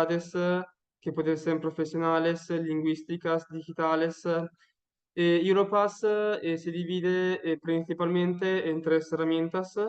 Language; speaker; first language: Spanish; non-native, learner; Italian